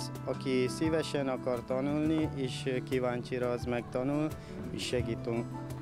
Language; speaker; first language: Hungarian; non-native, fluent; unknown